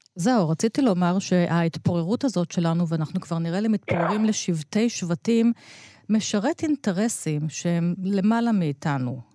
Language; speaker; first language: Hebrew; native; Hebrew